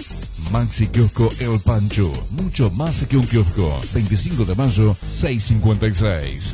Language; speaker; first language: Spanish; native; Spanish